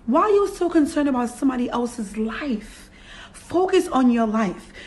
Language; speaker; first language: English; native; English